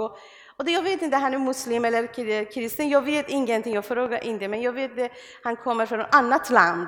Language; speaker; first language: Swedish; non-native, learner; Persian